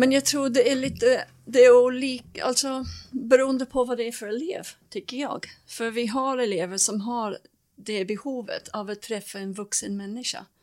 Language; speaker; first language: Swedish; non-native, fluent; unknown